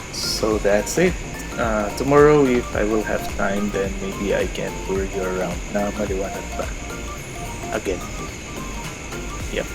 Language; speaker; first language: English; non-native, local second language; Filipino